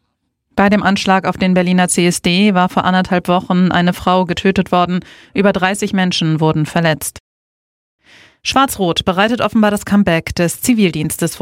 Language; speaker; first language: German; native; German